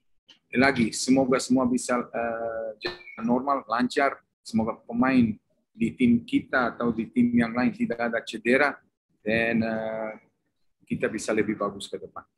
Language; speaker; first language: Indonesian; non-native, fluent; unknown